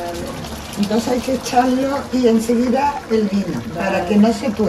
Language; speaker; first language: Spanish; native; Spanish